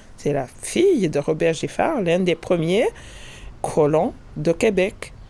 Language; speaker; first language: French; non-native, local second language; Kinyarwanda